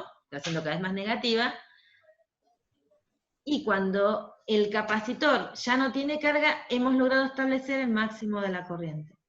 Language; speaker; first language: Spanish; native; Spanish